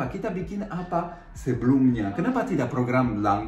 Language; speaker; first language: Indonesian; non-native, fluent; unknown